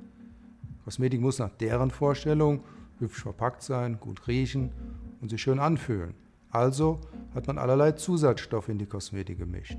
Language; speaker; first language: German; native; German